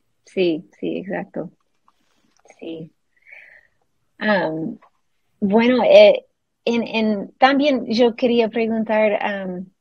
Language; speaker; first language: Spanish; non-native, fluent; English